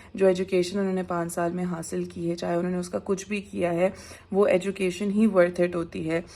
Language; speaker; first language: Urdu; native; Urdu